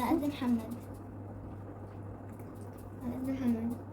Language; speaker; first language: Arabic; native; Arabic